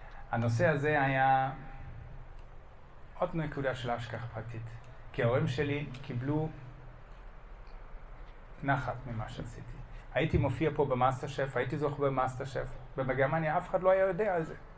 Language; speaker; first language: Hebrew; non-native, fluent; German